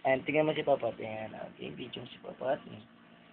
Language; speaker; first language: Filipino; native; Filipino